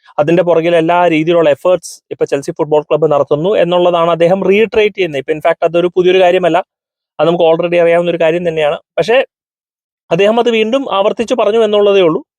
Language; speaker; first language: Malayalam; native; Malayalam